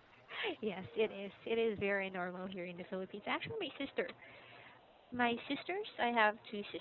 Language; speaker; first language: English; non-native, local second language; Filipino